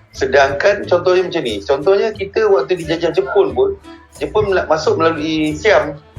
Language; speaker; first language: Malay; native; Malay